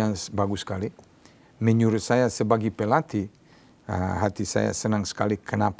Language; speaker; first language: Indonesian; non-native, learner; Serbian